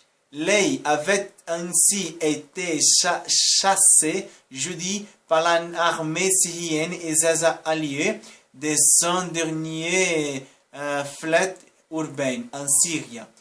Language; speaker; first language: French; non-native, learner; Portuguese